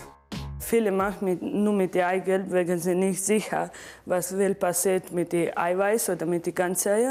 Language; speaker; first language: German; non-native, learner; Croatian